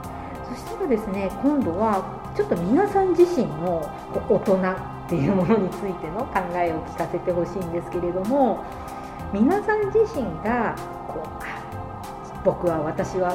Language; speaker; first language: Japanese; native; Japanese